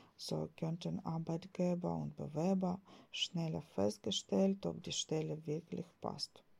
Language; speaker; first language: German; non-native, fluent; Ukrainian